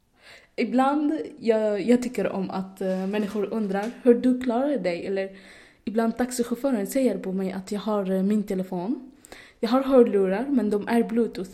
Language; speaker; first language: Swedish; non-native, fluent; Arabic